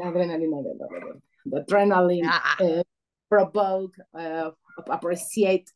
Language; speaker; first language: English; non-native, learner; Spanish